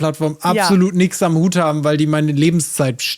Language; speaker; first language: German; native; German